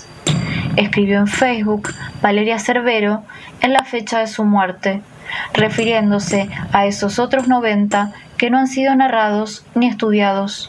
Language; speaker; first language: Spanish; native; Spanish